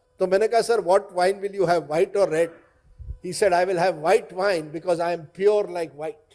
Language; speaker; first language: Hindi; non-native, local second language; Marathi